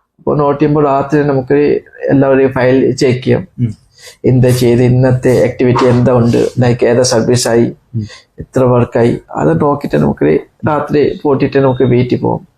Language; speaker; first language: Malayalam; non-native, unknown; Assamese